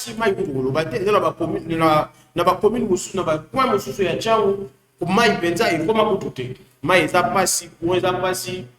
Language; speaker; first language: Lingala; native; Lingala